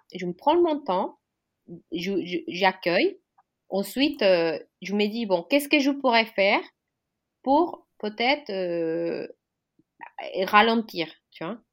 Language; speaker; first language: French; non-native, fluent; Spanish